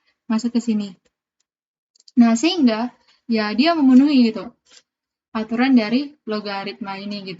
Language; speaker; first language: Indonesian; native; Indonesian